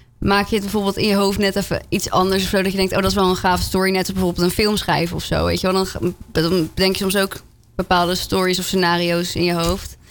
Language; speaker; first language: Dutch; early bilingual, other home language; French